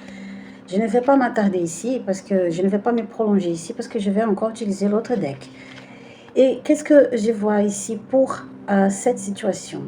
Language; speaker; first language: French; non-native, fluent; Portuguese